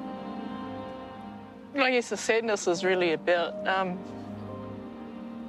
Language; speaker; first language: English; native; English